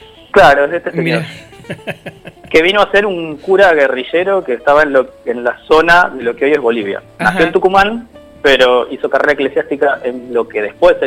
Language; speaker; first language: Spanish; native; Spanish